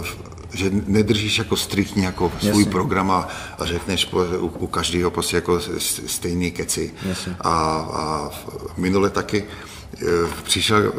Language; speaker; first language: Czech; non-native, fluent; Hungarian